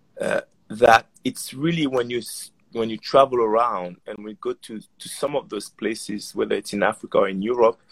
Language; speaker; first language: English; non-native, fluent; Haitian Creole